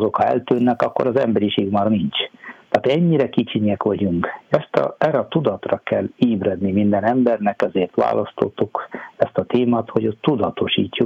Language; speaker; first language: Hungarian; non-native, fluent; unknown